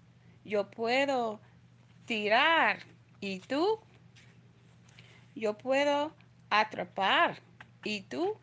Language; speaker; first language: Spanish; non-native, learner; English